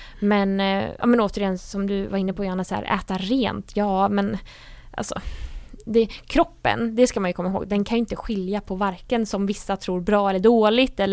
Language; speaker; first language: Swedish; native; Swedish